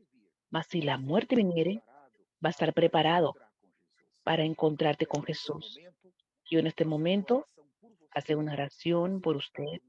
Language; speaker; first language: Spanish; non-native, fluent; Portuguese